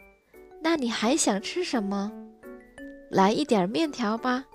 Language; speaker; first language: Chinese; non-native, fluent; Indonesian